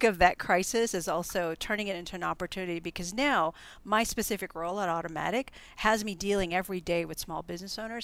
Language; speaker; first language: English; non-native, local second language; Filipino